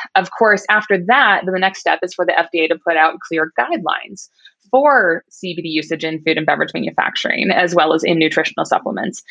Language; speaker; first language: English; native; English